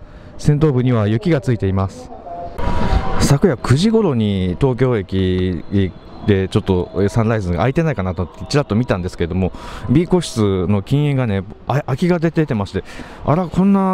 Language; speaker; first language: Japanese; native; Japanese